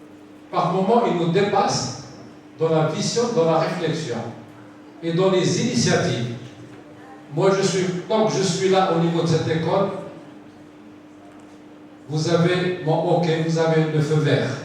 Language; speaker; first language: French; non-native, local second language; Arabic